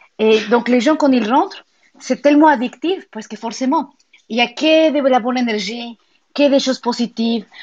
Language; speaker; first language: French; non-native, fluent; Spanish